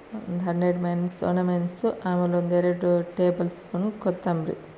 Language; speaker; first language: Kannada; non-native, local second language; Tulu